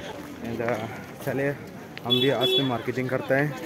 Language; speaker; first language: Hindi; non-native, local second language; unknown